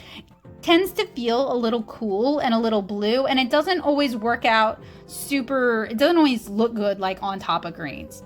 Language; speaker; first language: English; native; English